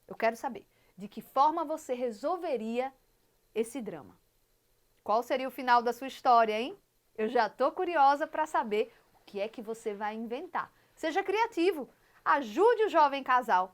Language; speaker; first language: Portuguese; native; Portuguese